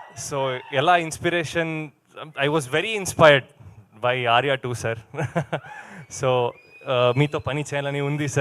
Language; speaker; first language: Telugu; non-native, learner; Kannada